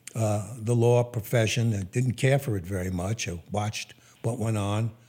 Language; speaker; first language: English; native; English